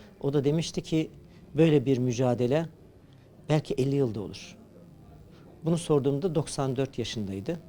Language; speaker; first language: Turkish; early bilingual, heritage; Crimean Tatar